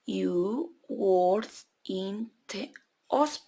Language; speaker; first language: English; non-native, learner; Spanish